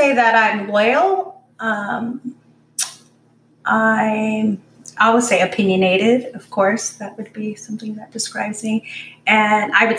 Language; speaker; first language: English; native; English